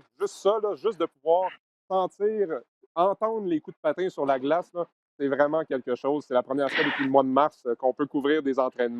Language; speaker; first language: French; native; French